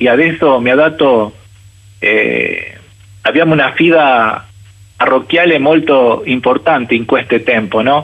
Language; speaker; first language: Italian; non-native, fluent; Spanish